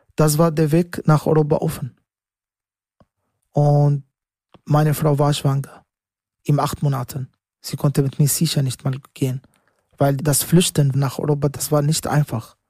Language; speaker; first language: German; non-native, learner; Arabic